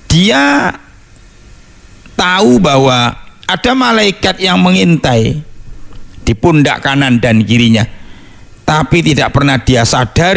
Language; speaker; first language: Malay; non-native, local second language; Javanese